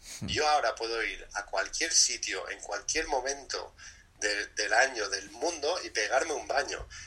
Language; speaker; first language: Spanish; early bilingual, other home language; English